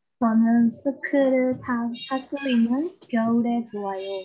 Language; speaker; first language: Korean; non-native, learner; Burmese